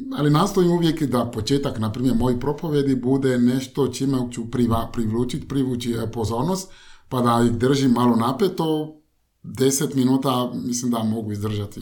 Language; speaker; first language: Croatian; non-native, fluent; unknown